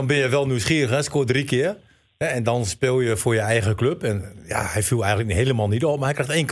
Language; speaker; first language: Dutch; native; Dutch